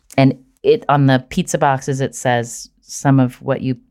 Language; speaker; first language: English; native; English